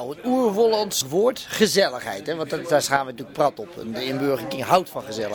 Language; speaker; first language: Dutch; native; Dutch